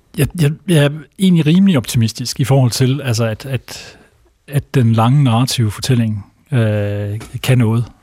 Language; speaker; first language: Danish; native; Danish